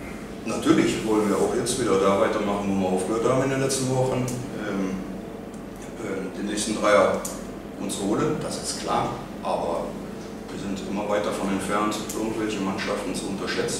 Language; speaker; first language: German; native; German